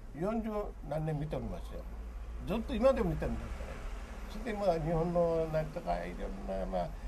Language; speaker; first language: Japanese; early bilingual, other home language; Korean